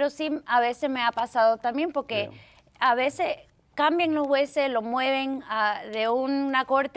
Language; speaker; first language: Spanish; early bilingual, heritage; Spanish